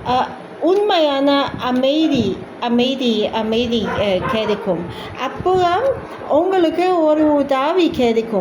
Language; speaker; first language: Tamil; non-native, learner; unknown